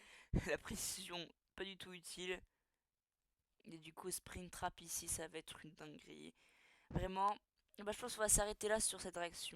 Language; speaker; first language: French; native; French